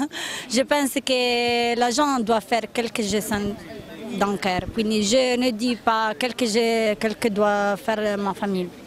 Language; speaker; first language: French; non-native, learner; Italian